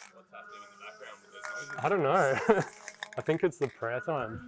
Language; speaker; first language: English; native; English